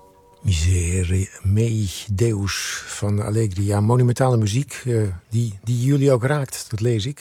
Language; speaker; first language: Dutch; native; Dutch